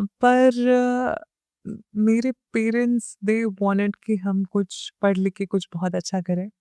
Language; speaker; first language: Hindi; early bilingual, heritage; Hindi